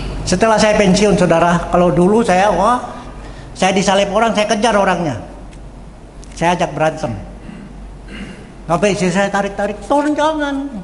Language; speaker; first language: Indonesian; native; Indonesian